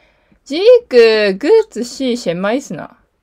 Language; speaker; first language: Chinese; non-native, learner; Japanese